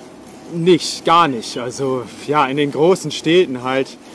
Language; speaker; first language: German; native; German